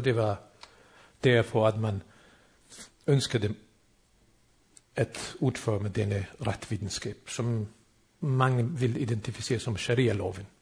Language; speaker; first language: Danish; non-native, fluent; Bosnian